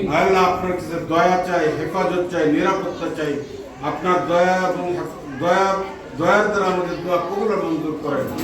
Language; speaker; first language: Bangla; native; Bangla